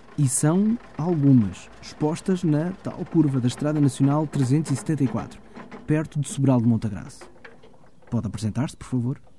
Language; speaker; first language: Portuguese; early bilingual, heritage; Portuguese